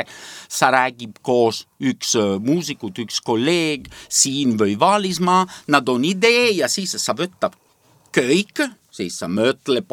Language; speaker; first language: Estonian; non-native, learner; Italian